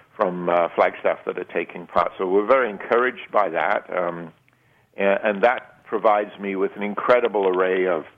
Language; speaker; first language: English; native; English